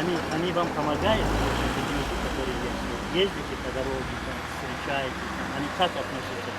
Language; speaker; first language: Russian; non-native, local second language; Tajik